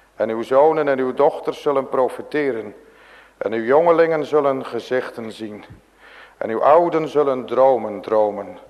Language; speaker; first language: Dutch; native; Dutch